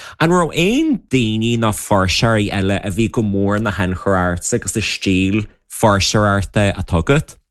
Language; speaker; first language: Irish; native; Irish